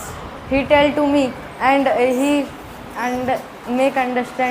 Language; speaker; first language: English; non-native, learner; Hindi